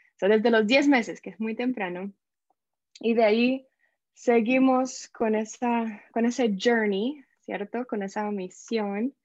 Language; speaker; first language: Spanish; non-native, fluent; English